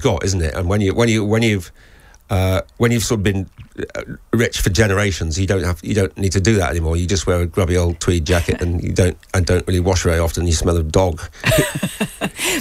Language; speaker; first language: English; native; English